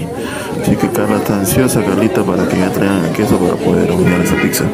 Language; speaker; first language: Spanish; native; Spanish